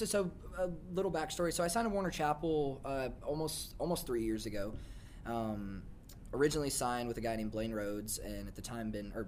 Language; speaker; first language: English; native; English